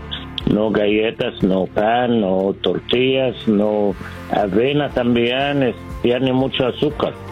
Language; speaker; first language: Spanish; non-native, learner; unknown